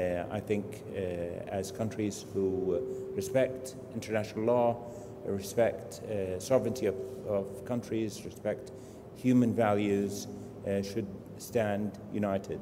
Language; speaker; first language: English; non-native, fluent; Arabic